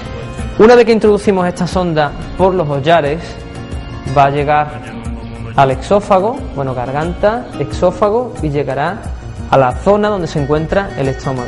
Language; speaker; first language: Spanish; native; Spanish